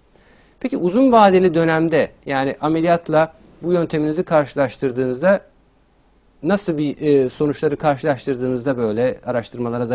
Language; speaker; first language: Turkish; native; Turkish